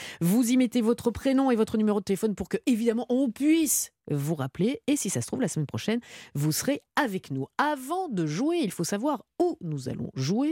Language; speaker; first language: French; native; French